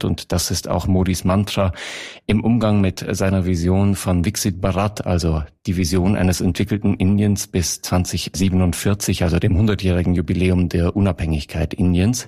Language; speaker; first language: German; native; German